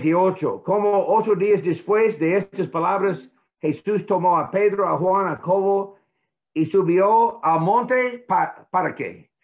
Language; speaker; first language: Spanish; non-native, fluent; English